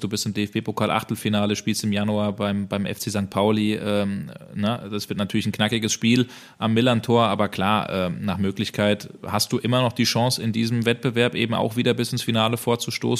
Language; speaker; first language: German; native; German